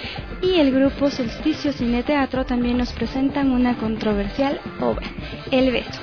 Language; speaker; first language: Spanish; native; Spanish